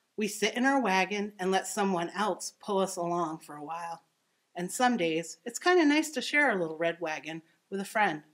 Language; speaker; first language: English; native; English